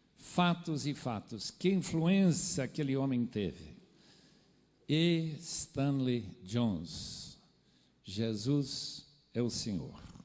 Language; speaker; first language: Portuguese; non-native, fluent; English